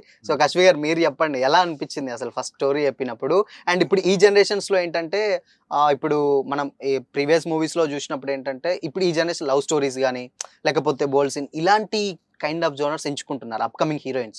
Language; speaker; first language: Telugu; native; Telugu